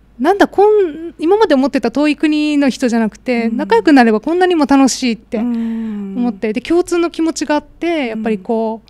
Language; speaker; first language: Japanese; native; Japanese